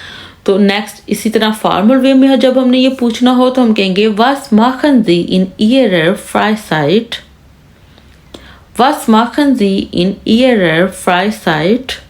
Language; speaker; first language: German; non-native, fluent; Urdu